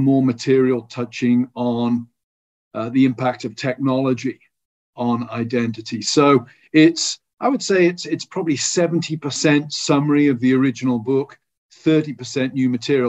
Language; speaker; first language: English; native; English